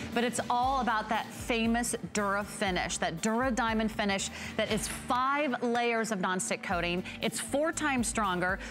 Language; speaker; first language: English; native; English